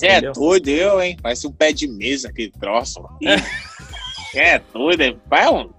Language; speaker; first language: Portuguese; native; Portuguese